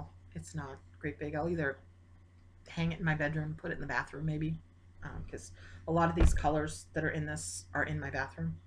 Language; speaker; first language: English; native; English